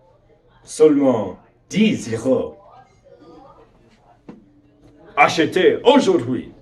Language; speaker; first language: French; non-native, learner; English